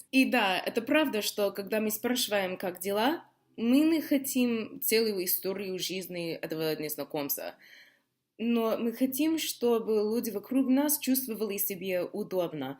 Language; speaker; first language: Russian; non-native, fluent; English